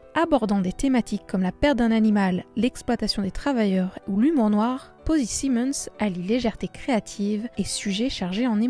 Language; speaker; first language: French; native; French